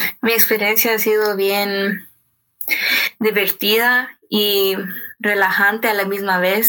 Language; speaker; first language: Spanish; early bilingual, heritage; Spanish